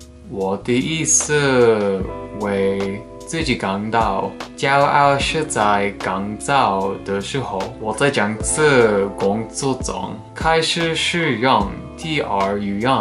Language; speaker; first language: Chinese; non-native, learner; Vietnamese